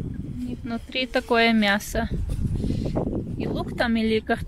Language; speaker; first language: Russian; non-native, fluent; English